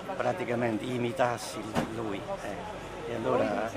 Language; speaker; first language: Italian; native; Italian